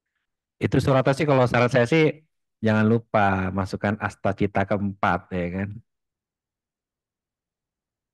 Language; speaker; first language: Indonesian; native; Indonesian